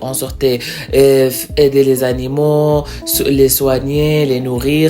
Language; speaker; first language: French; non-native, local second language; Arabic